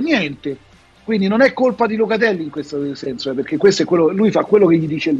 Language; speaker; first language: Italian; native; Italian